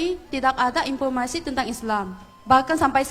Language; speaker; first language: Indonesian; non-native, fluent; Korean